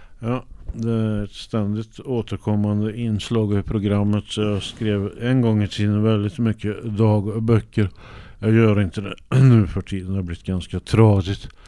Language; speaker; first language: Swedish; native; Swedish